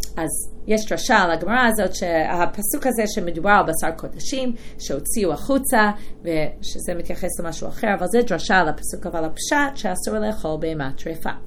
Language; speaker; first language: Hebrew; non-native, fluent; English